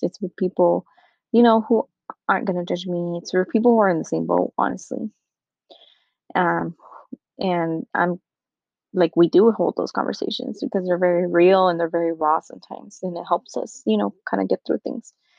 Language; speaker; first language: English; early bilingual, other home language; Spanish